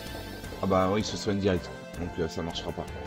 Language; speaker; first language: French; native; French